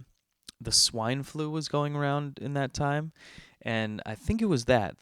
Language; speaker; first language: English; native; English